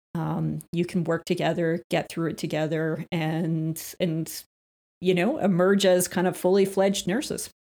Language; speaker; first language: English; native; English